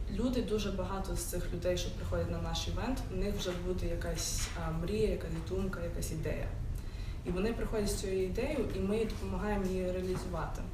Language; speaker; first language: Ukrainian; non-native, local second language; English